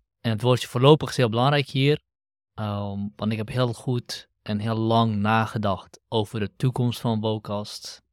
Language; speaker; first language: Dutch; early bilingual, other home language; Kurdish